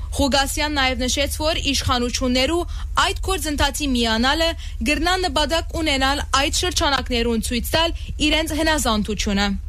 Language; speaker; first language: Armenian; early bilingual, heritage; Armenian